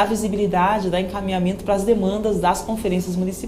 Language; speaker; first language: Portuguese; native; Portuguese